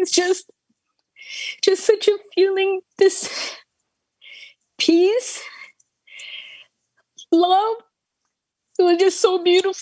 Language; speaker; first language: English; non-native, fluent; Turkish